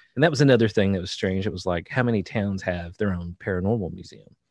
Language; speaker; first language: English; native; English